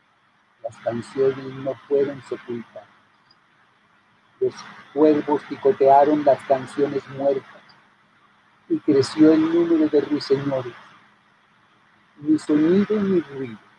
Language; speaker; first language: Spanish; native; Spanish